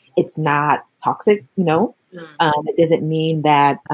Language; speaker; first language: English; native; English